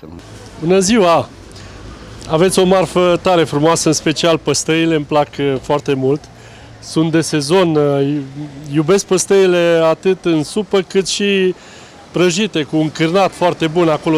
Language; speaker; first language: Romanian; native; Romanian